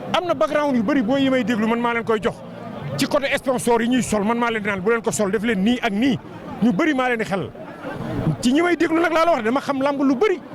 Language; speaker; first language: Wolof; native; Wolof